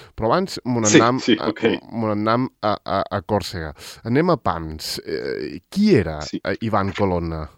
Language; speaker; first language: Catalan; native; Catalan